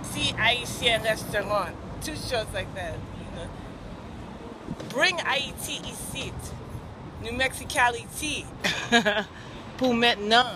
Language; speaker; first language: Haitian Creole; early bilingual, heritage; English